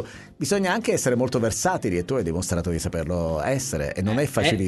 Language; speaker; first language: Italian; native; Italian